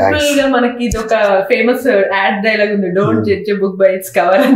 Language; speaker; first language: Telugu; native; Telugu